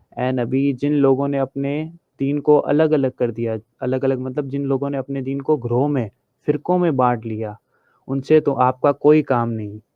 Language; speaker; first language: Urdu; native; Urdu